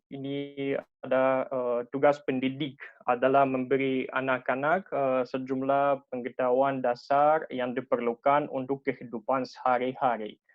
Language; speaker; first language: Indonesian; non-native, learner; Russian